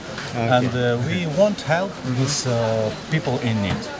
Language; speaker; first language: English; non-native, learner; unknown